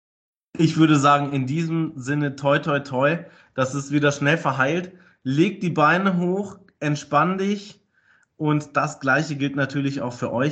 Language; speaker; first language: German; native; German